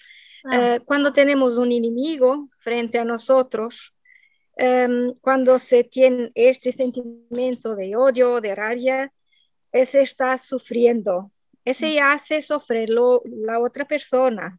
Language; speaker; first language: Spanish; non-native, learner; Portuguese